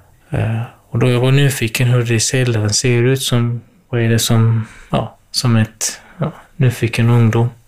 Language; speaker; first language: Swedish; non-native, fluent; Kurdish